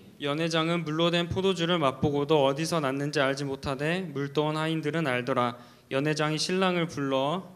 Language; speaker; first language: Korean; native; Korean